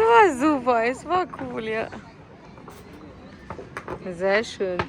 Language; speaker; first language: German; non-native, fluent; Urdu